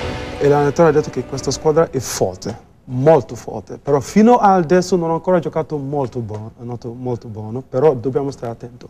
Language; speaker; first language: Italian; non-native, fluent; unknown